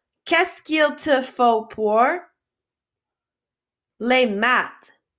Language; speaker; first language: French; non-native, fluent; English